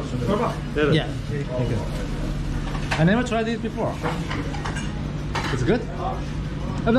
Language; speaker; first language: English; non-native, learner; Chinese